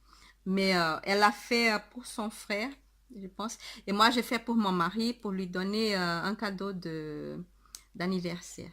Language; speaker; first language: French; non-native, fluent; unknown